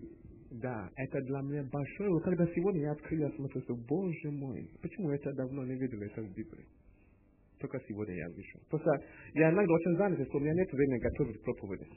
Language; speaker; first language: Russian; non-native, learner; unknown